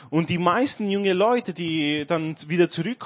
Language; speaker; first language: German; non-native, learner; Romanian